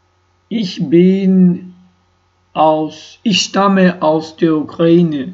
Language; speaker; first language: German; non-native, learner; Ukrainian